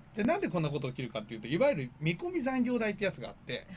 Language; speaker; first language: Japanese; native; Japanese